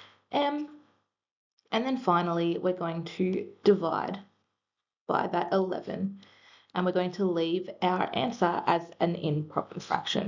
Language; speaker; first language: English; native; English